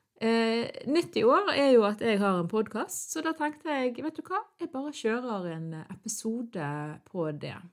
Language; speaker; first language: Norwegian; early bilingual, other home language; Arabic